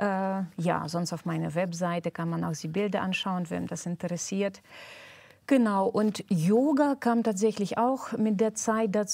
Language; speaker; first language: German; non-native, fluent; Russian